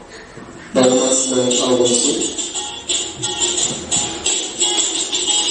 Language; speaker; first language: German; non-native, learner; Uzbek